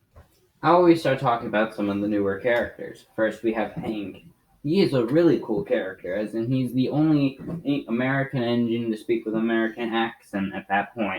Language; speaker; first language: English; native; English